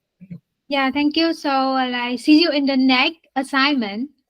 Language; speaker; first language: English; non-native, learner; Vietnamese